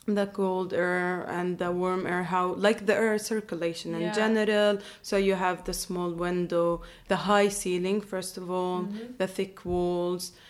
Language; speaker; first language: English; non-native, fluent; Arabic